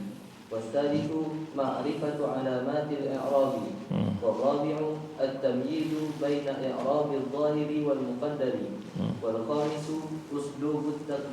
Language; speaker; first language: Arabic; non-native, learner; Malay